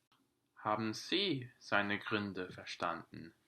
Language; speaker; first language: German; non-native, learner; English